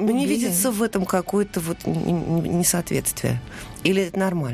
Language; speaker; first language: Russian; native; Russian